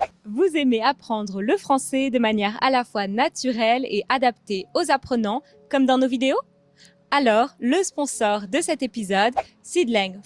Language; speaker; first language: French; native; French